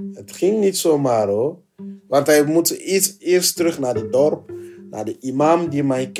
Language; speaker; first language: Dutch; non-native, fluent; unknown